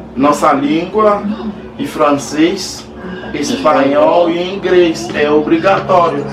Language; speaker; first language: Portuguese; non-native, learner; Haitian Creole